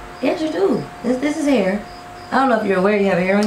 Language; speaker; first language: English; native; English